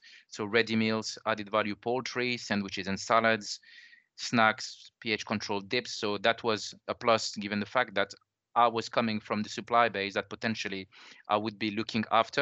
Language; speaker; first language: English; non-native, fluent; French